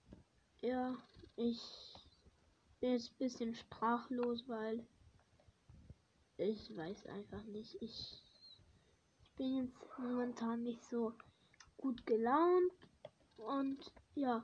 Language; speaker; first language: German; early bilingual, other home language; Hungarian